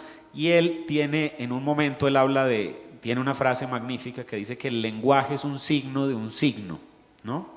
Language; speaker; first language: Spanish; native; Spanish